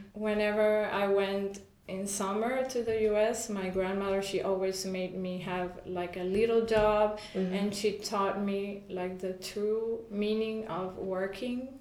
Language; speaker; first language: English; non-native, fluent; Spanish